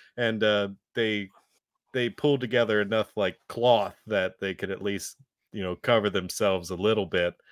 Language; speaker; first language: English; native; English